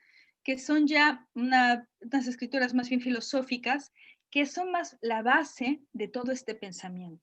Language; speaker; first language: Spanish; native; Spanish